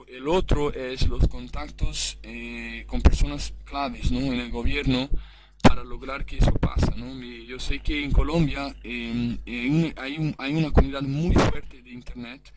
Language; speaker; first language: Spanish; non-native, fluent; Portuguese